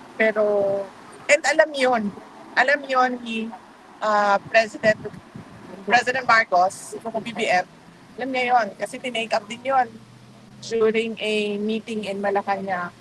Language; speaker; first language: Filipino; non-native, local second language; Cebuano